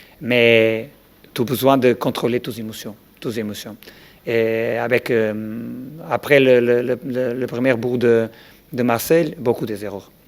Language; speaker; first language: French; non-native, learner; Portuguese